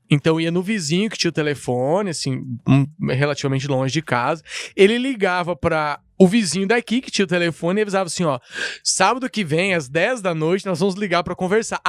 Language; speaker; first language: Portuguese; native; Portuguese